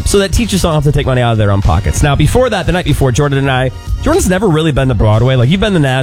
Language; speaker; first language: English; native; English